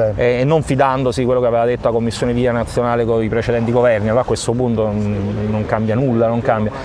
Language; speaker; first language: Italian; native; Italian